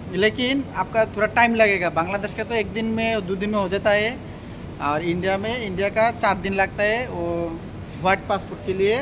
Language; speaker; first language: Hindi; non-native, learner; Bangla